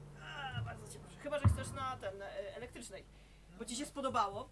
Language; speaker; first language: Polish; native; Polish